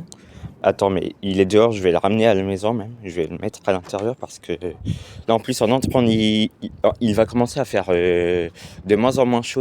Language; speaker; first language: French; native; French